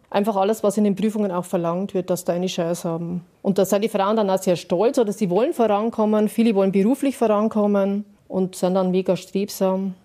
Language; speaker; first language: German; native; German